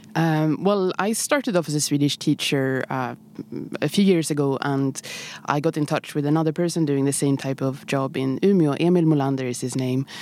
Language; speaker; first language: English; non-native, fluent; Swedish